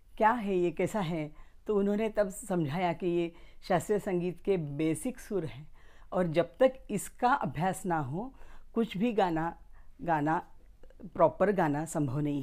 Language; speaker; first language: Hindi; native; Hindi